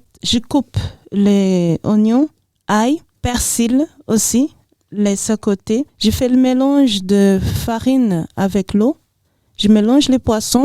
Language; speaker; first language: French; non-native, learner; Portuguese